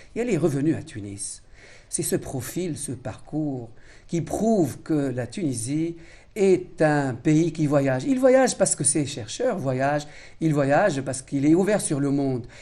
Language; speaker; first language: French; non-native, local second language; Arabic